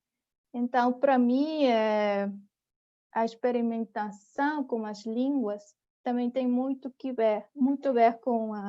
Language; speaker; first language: Portuguese; non-native, fluent; Spanish